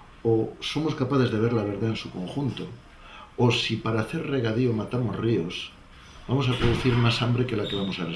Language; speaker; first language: Spanish; native; Spanish